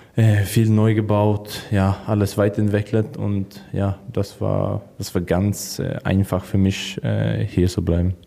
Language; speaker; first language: German; non-native, learner; Swedish